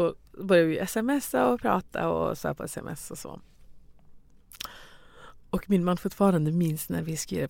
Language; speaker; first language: Swedish; non-native, fluent; Persian